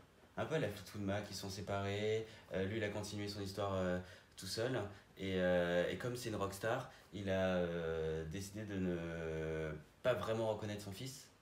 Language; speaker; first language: French; native; French